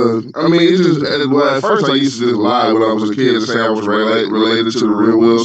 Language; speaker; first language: English; native; English